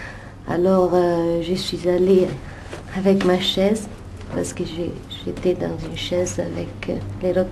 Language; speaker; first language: French; non-native, fluent; Italian